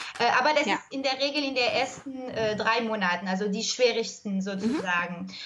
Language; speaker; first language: German; non-native, fluent; French